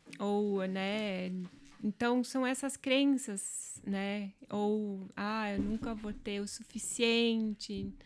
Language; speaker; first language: Portuguese; non-native, local second language; German